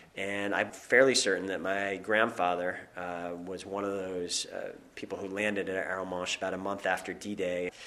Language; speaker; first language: English; native; English